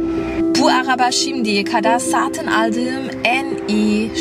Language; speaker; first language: Turkish; non-native, learner; German